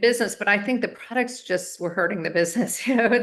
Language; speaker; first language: English; native; English